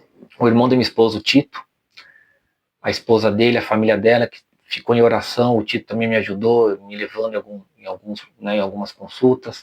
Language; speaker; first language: Portuguese; native; Portuguese